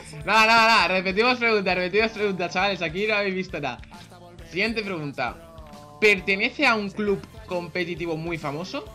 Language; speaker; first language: Spanish; native; Spanish